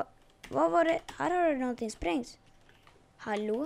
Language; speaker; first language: Swedish; native; Swedish